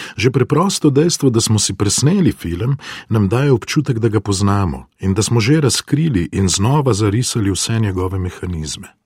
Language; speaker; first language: Slovenian; non-native, fluent; Spanish